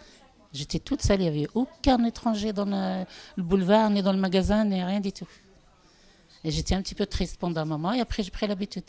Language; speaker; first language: French; non-native, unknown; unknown